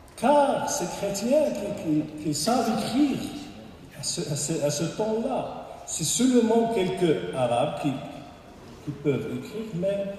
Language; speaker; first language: French; non-native, local second language; Arabic